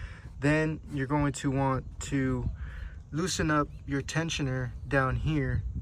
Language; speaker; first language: English; native; English